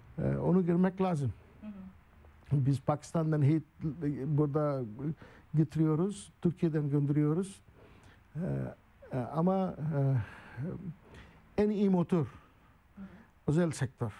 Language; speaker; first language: Turkish; non-native, learner; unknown